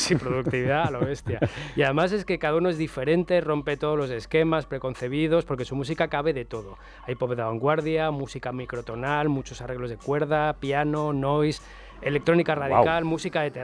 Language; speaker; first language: Spanish; native; Spanish